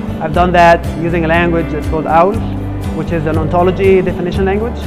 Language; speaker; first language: English; non-native, fluent; Arabic